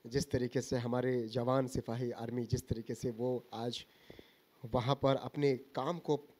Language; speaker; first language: Hindi; non-native, local second language; Bangla